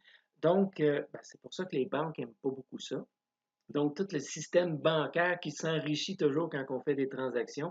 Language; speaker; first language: French; native; French